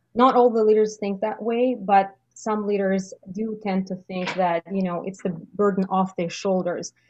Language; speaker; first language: English; non-native, fluent; Russian